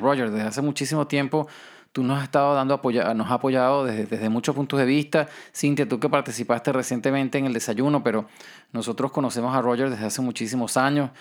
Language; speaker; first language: Spanish; native; Spanish